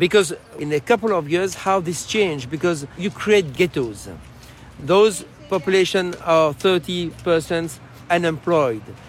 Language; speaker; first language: English; non-native, fluent; French